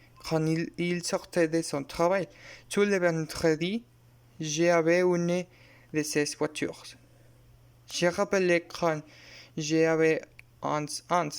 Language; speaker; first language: French; non-native, learner; Spanish